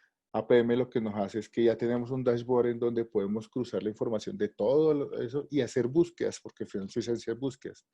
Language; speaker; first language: Spanish; native; Spanish